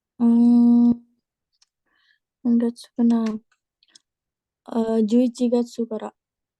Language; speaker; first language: Japanese; non-native, learner; Indonesian